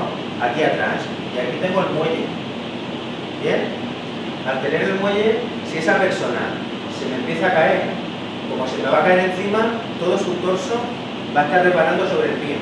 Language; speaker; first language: Spanish; native; Spanish